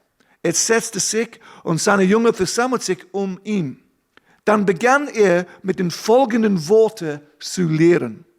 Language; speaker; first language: German; non-native, fluent; English